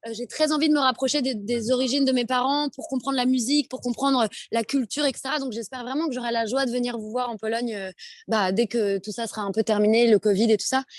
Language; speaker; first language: French; native; French